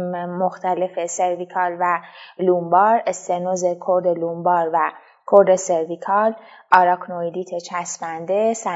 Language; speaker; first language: Persian; native; Persian